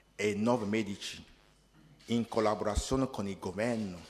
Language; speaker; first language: Italian; non-native, fluent; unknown